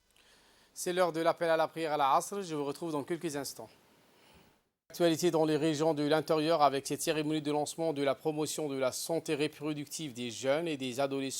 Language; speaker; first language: French; native; French